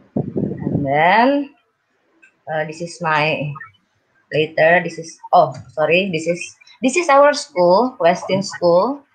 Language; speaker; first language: English; non-native, learner; Indonesian